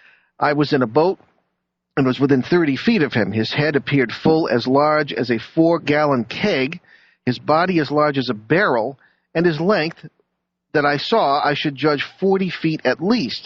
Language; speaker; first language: English; native; English